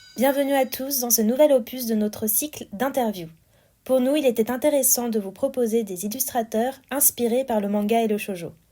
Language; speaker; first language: French; native; French